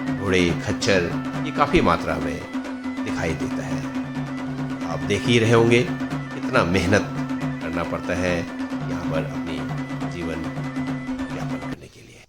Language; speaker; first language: Hindi; non-native, local second language; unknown